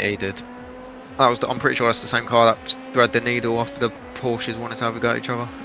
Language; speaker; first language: English; native; English